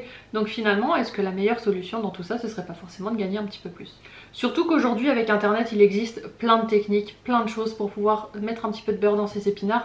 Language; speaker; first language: French; native; French